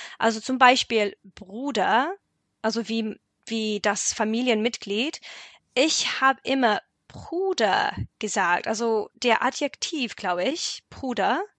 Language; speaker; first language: German; non-native, fluent; English